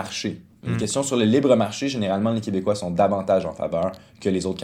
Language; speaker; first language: French; native; French